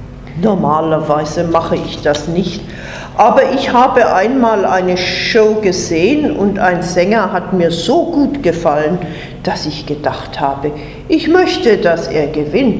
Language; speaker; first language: German; non-native, fluent; English